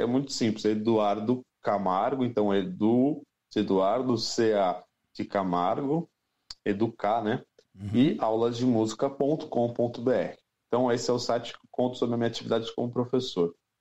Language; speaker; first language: Portuguese; native; Portuguese